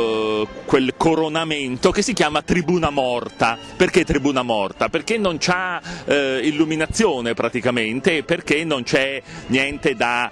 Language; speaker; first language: Italian; native; Italian